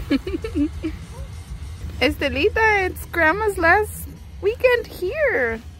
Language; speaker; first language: English; early bilingual, other home language; Spanish